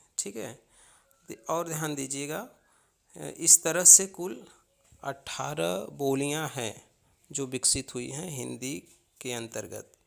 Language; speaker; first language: Hindi; native; Hindi